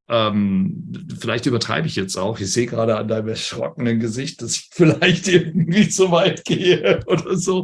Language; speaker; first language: German; native; German